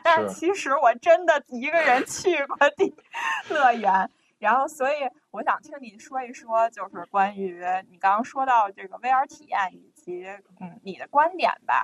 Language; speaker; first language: Chinese; native; Chinese